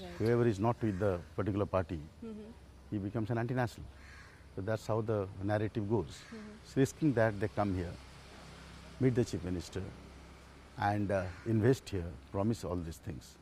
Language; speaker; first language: English; non-native, local second language; Odia